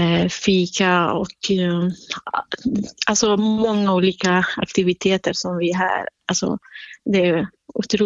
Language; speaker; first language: Swedish; non-native, fluent; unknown